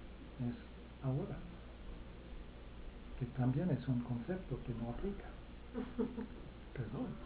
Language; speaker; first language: Spanish; non-native, fluent; English